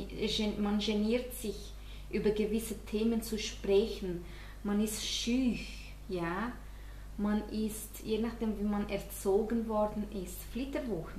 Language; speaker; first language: German; non-native, fluent; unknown